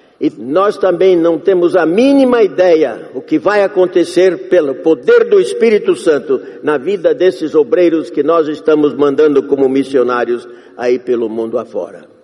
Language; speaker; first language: Portuguese; non-native, fluent; English